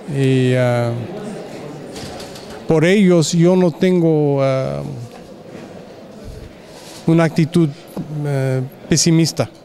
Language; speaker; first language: Spanish; non-native, fluent; English